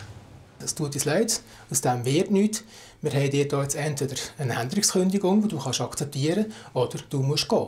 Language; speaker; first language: German; native; German